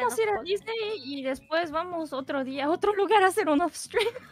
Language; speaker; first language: Spanish; non-native, learner; Japanese